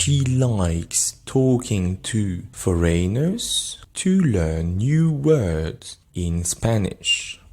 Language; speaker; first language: English; non-native, fluent; French